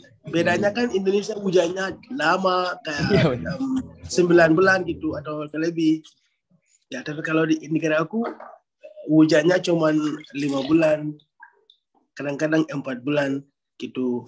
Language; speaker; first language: Indonesian; non-native, learner; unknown